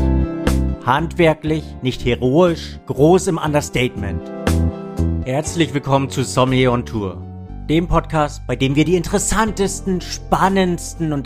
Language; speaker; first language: German; native; German